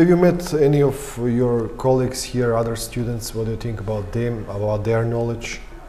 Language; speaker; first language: English; non-native, fluent; Macedonian